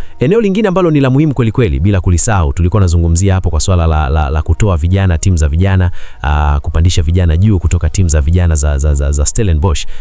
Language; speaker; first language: Swahili; native; Swahili